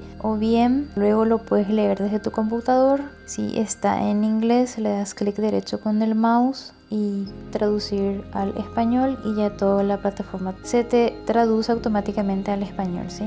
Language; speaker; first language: Spanish; native; Spanish